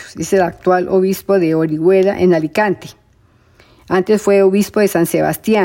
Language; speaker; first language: Spanish; native; Spanish